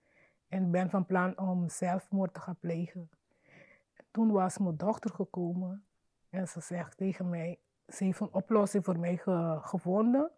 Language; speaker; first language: Dutch; non-native, fluent; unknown